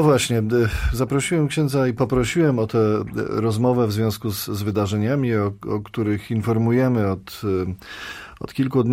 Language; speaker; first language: Polish; native; Polish